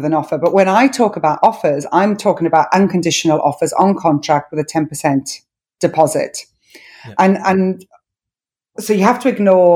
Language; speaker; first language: English; non-native, local second language; Welsh